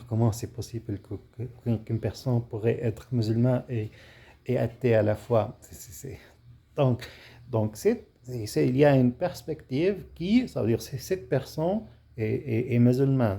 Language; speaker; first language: French; non-native, fluent; Arabic